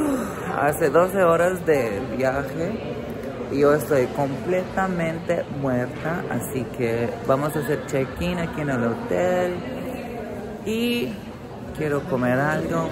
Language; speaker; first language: Spanish; early bilingual, heritage; English